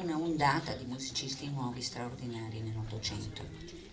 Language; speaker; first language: Italian; non-native, fluent; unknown